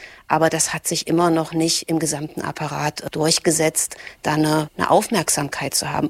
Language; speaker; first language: German; native; German